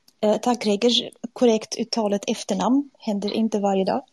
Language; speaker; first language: Swedish; non-native, fluent; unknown